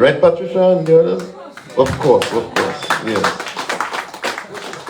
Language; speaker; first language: English; native; English